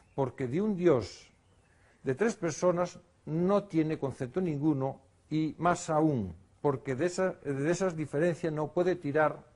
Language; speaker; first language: Spanish; non-native, local second language; Galician